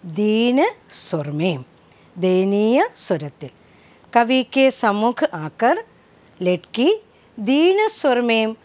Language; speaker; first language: Hindi; non-native, local second language; Malayalam